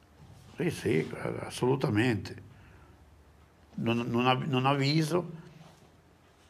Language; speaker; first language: Italian; native; Italian